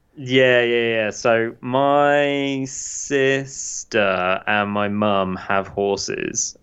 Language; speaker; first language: English; native; English